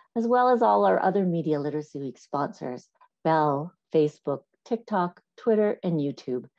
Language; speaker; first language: English; native; English